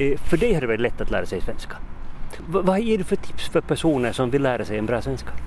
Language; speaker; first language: Swedish; native; Swedish